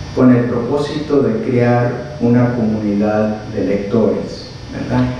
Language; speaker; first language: Spanish; early bilingual, heritage; Spanish